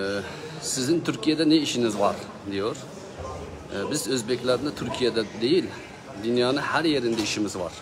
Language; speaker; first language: Turkish; non-native, learner; Uzbek